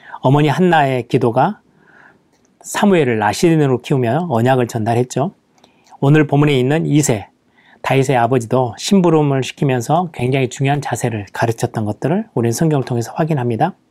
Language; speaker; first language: Korean; native; Korean